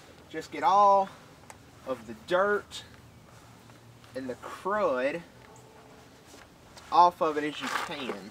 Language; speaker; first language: English; native; English